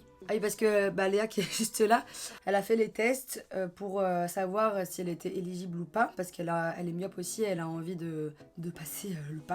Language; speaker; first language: French; native; French